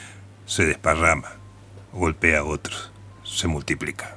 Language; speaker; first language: Spanish; native; Spanish